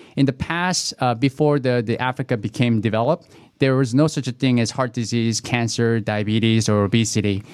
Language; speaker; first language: English; early bilingual, other home language; Korean